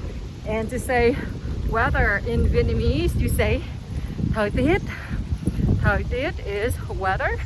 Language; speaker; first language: English; non-native, fluent; Vietnamese